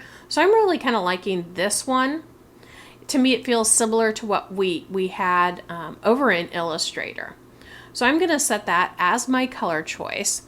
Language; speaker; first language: English; native; English